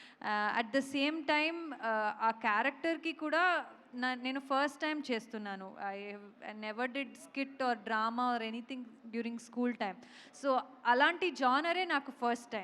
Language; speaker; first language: Telugu; non-native, local second language; Kannada